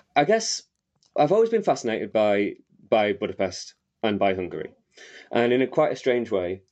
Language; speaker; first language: English; native; English